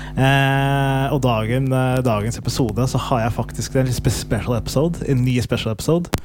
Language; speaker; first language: Norwegian; early bilingual, other home language; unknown